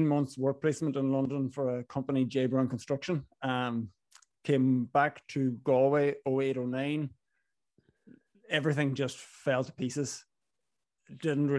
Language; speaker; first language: English; native; English